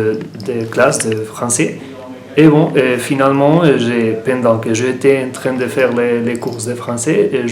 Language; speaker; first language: French; non-native, learner; Spanish